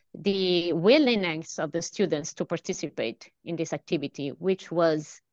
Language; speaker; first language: English; non-native, fluent; Italian